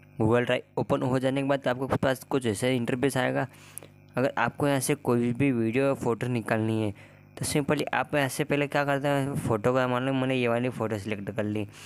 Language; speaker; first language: Hindi; native; Hindi